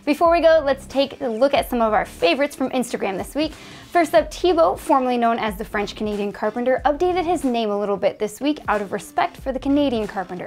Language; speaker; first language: English; native; English